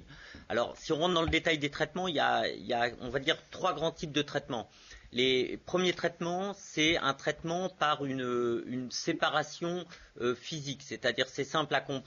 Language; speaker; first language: French; native; French